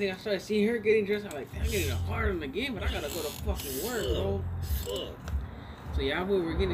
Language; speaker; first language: English; early bilingual, other home language; Spanish